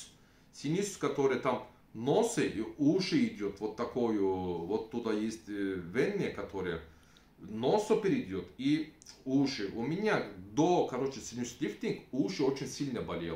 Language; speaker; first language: Russian; non-native, learner; Turkish